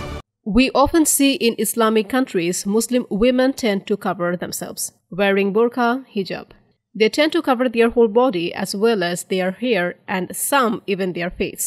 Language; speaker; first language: English; non-native, fluent; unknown